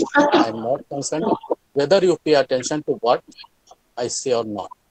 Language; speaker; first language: English; non-native, local second language; Hindi